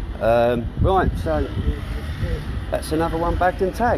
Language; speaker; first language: English; native; English